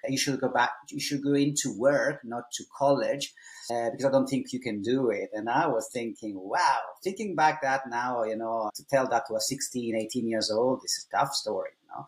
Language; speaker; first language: English; non-native, fluent; Italian